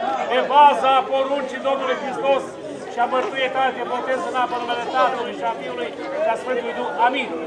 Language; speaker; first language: Romanian; native; Romanian